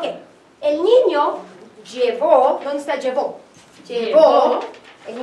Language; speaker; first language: Spanish; non-native, fluent; English